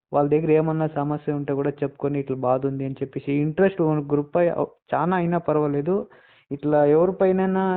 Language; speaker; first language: Telugu; non-native, local second language; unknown